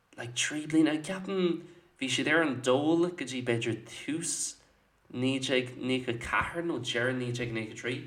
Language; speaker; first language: Irish; non-native, local second language; English